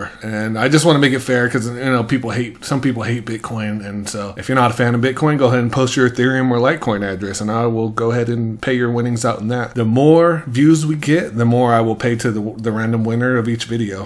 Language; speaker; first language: English; native; English